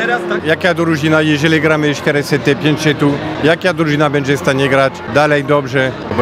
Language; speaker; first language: Polish; non-native, fluent; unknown